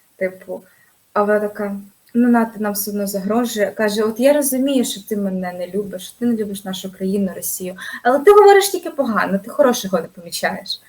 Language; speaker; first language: Ukrainian; native; Ukrainian